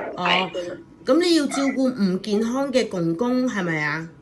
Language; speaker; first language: Cantonese; native; Cantonese